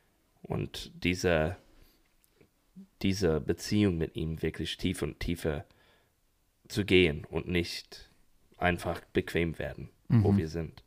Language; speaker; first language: German; non-native, fluent; English